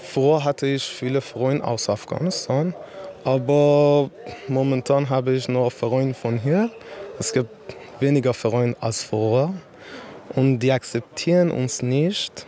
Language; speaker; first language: German; non-native, learner; Persian